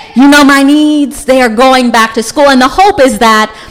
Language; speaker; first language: English; native; English